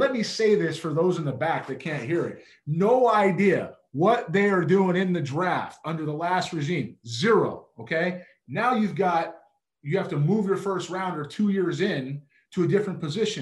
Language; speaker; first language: English; native; English